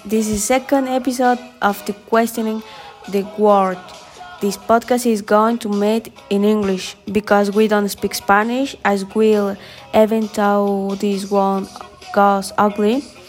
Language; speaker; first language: English; non-native, learner; Spanish